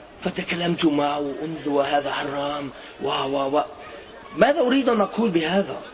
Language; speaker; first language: Arabic; non-native, fluent; German